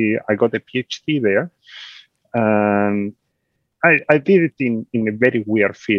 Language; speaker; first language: English; non-native, fluent; Spanish